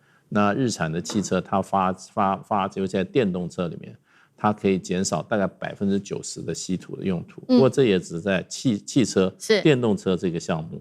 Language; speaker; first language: Chinese; native; Chinese